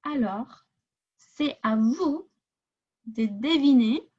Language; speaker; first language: French; non-native, fluent; English